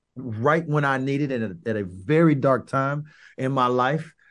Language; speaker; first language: English; native; English